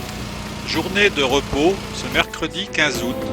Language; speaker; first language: French; native; French